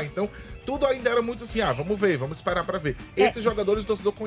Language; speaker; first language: Portuguese; native; Portuguese